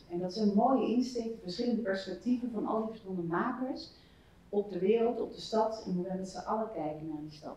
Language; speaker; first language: Dutch; native; Dutch